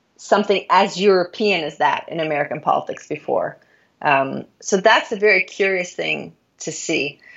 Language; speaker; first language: English; non-native, fluent; Norwegian